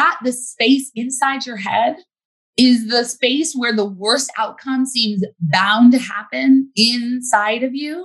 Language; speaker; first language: English; native; English